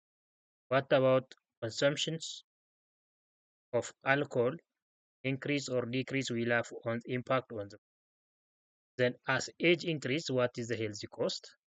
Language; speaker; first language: English; non-native, local second language; Oromo